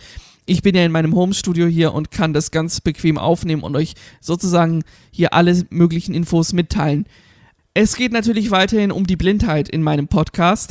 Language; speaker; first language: German; native; German